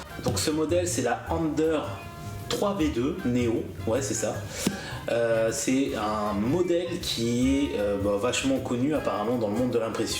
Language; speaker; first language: French; native; French